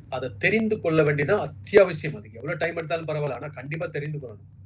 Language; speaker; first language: Tamil; native; Tamil